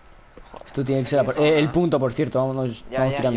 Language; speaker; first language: Spanish; native; Spanish